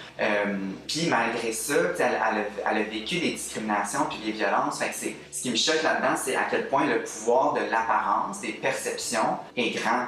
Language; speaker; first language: French; native; French